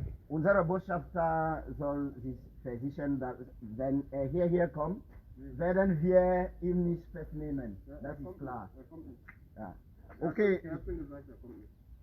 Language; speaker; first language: German; non-native, learner; French